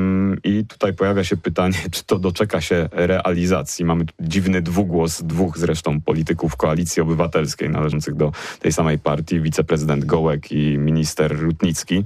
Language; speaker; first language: Polish; native; Polish